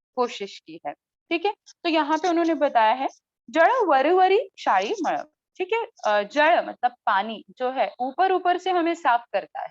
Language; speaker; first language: Hindi; non-native, local second language; Marathi